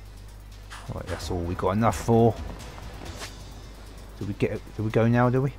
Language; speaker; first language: English; native; English